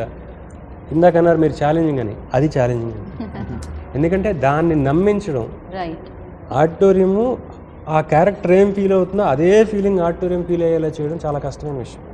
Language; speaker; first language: Telugu; native; Telugu